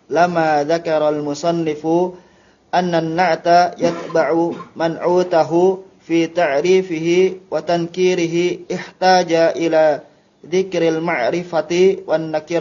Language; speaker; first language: Arabic; non-native, learner; Indonesian